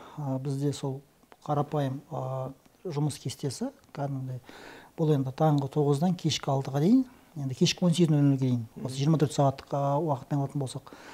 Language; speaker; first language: Kazakh; non-native, local second language; Russian